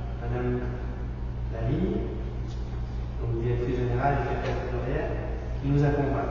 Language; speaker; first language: French; native; French